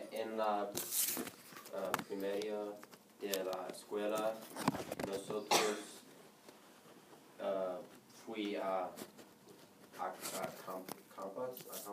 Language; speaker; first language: Spanish; non-native, learner; English